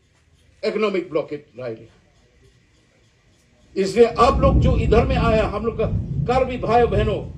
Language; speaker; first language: Hindi; non-native, local second language; Khasi